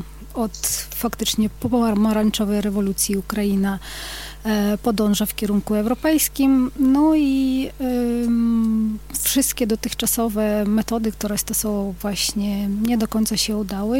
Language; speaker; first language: Polish; non-native, fluent; Ukrainian